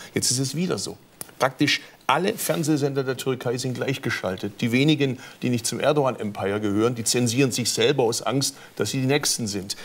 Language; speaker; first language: German; early bilingual, other home language; Turkish